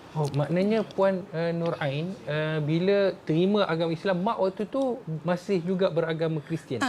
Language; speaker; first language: Malay; native; Malay